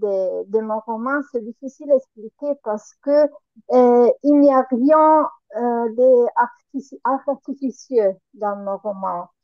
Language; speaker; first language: French; non-native, learner; Italian